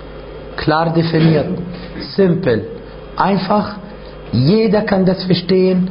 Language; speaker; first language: German; non-native, fluent; Arabic